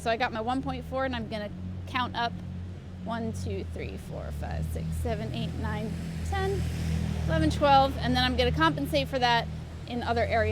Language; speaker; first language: English; native; English